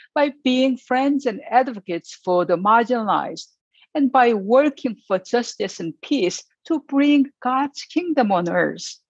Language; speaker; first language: English; non-native, fluent; Korean